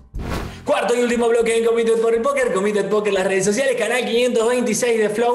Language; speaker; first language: Spanish; native; Spanish